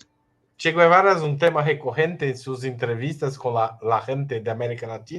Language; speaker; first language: Spanish; non-native, fluent; Portuguese